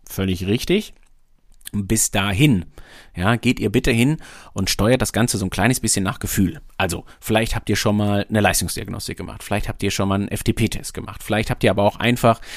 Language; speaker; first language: German; native; German